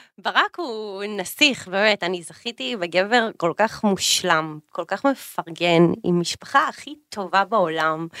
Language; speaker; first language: Hebrew; native; Hebrew